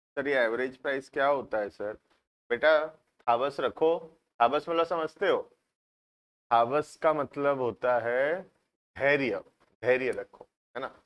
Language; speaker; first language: Hindi; native; Hindi